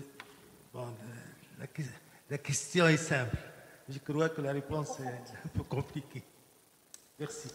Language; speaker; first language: French; non-native, local second language; Arabic